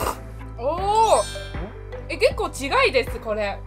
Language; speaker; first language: Japanese; non-native, learner; Chinese